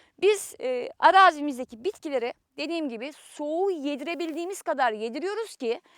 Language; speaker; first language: Turkish; native; Turkish